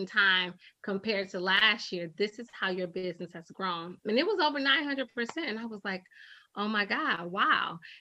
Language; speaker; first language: English; native; English